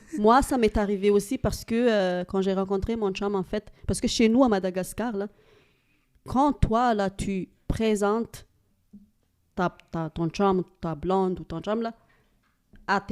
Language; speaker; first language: French; non-native, local second language; Malagasy